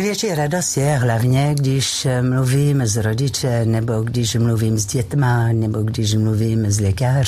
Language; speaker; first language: Czech; non-native, fluent; French